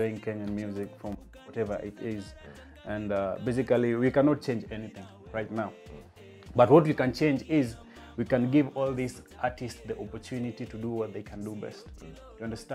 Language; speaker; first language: English; non-native, local second language; Luo (Kenya and Tanzania)